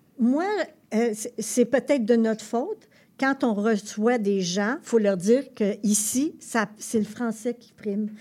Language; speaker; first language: French; native; French